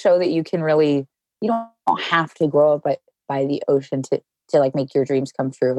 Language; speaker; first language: English; native; English